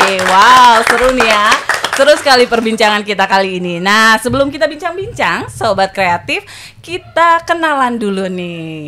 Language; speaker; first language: Indonesian; native; Indonesian